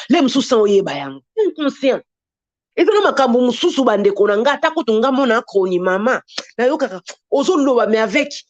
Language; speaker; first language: Lingala; native; Lingala